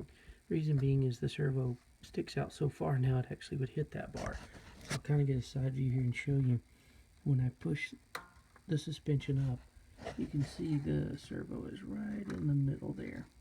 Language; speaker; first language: English; native; English